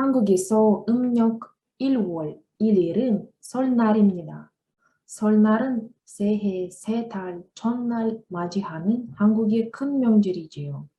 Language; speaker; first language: Korean; non-native, learner; Russian